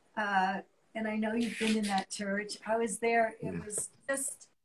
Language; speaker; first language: English; native; English